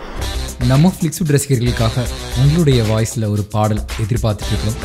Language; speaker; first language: Tamil; native; Tamil